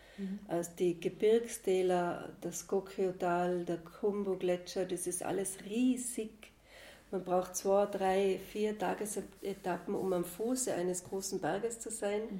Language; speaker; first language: German; native; German